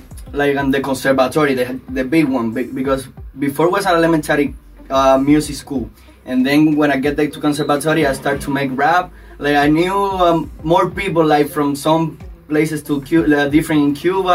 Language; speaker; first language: English; non-native, learner; Spanish